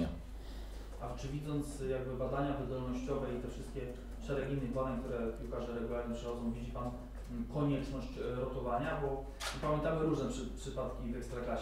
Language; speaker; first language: Polish; native; Polish